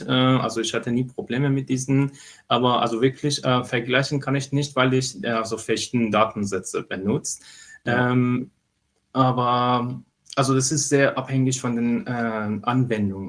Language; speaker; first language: German; non-native, fluent; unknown